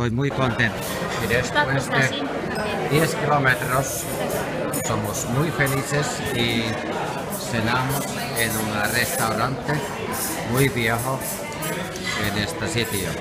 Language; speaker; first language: Spanish; non-native, learner; Finnish